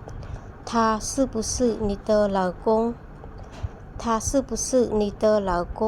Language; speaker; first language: Chinese; non-native, fluent; Khmer